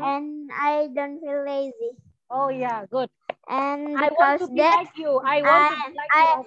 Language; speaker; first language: English; non-native, learner; Indonesian